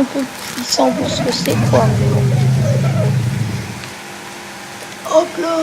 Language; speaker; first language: French; native; French